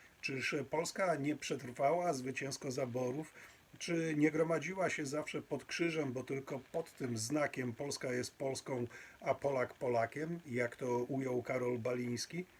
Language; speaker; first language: Polish; native; Polish